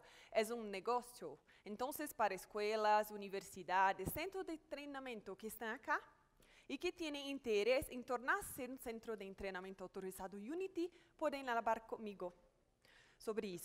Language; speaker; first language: Spanish; non-native, fluent; Portuguese